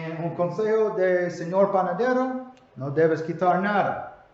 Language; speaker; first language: Spanish; non-native, learner; English